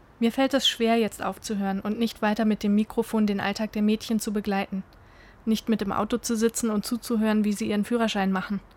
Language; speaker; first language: German; native; German